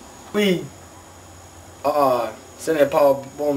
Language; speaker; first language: French; non-native, learner; English